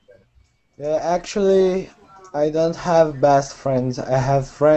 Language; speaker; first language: English; non-native, learner; Portuguese